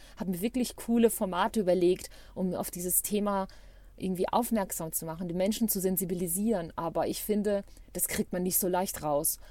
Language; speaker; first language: German; non-native, fluent; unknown